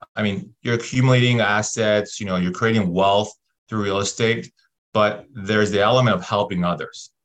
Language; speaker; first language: English; native; English